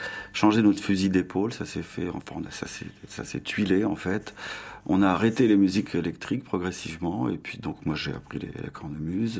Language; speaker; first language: French; native; French